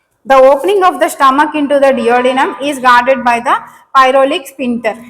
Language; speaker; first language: English; non-native, local second language; Telugu